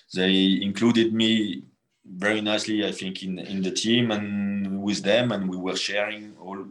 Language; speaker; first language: English; non-native, fluent; French